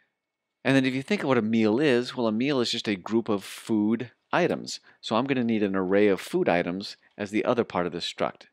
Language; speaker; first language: English; native; English